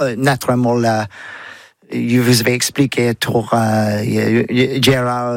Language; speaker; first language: French; non-native, learner; English